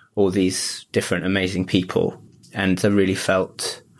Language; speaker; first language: English; early bilingual, other home language; Japanese